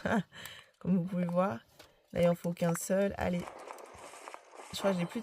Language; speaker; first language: French; native; French